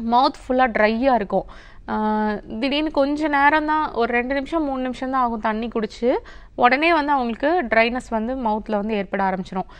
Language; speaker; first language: Tamil; native; Tamil